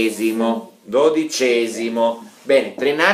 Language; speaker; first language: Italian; non-native, fluent; Russian